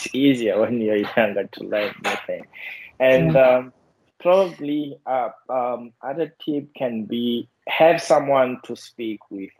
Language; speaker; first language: English; non-native, fluent; Portuguese